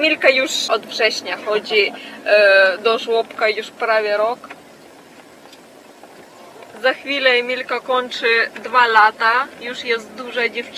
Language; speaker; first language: Polish; non-native, fluent; Russian